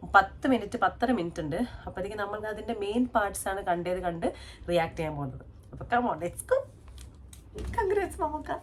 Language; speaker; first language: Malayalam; native; Malayalam